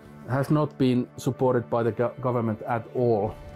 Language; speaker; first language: English; non-native, fluent; Finnish